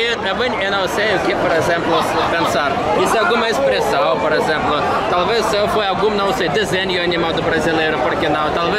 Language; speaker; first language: Portuguese; non-native, learner; Russian